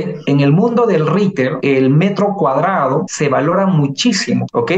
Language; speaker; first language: Spanish; native; Spanish